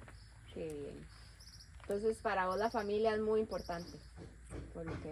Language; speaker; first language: Spanish; native; Spanish